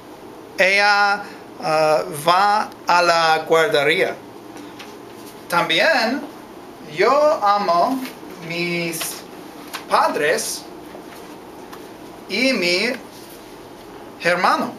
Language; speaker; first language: Spanish; non-native, learner; English